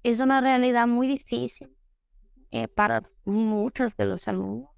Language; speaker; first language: Spanish; non-native, fluent; Portuguese